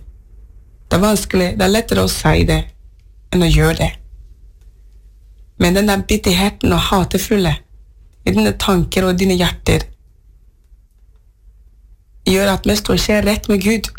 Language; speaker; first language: Norwegian; non-native, fluent; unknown